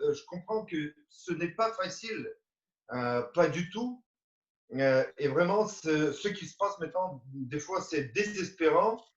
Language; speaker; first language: French; non-native, fluent; Romanian